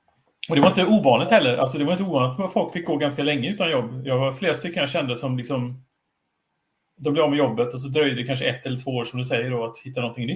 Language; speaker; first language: Swedish; native; Swedish